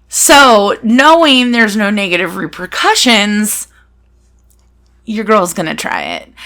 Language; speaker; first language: English; native; English